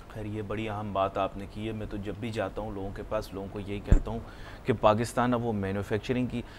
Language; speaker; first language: Urdu; native; Urdu